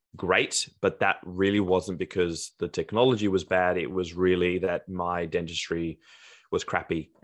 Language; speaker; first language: English; native; English